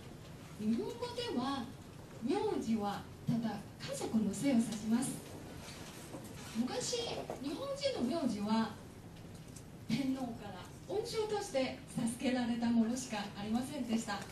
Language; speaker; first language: Japanese; non-native, fluent; Chinese